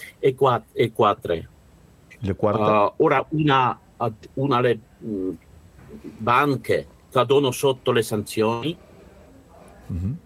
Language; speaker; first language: Italian; non-native, learner; Russian